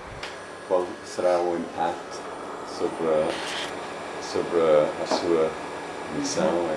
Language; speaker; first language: Portuguese; non-native, fluent; English